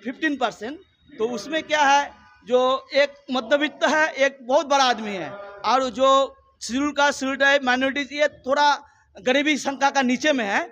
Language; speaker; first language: Hindi; non-native, local second language; Bangla